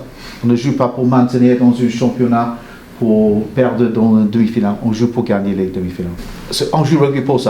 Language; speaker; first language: French; non-native, fluent; English